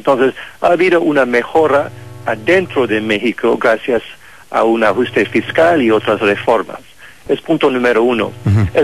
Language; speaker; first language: Spanish; non-native, fluent; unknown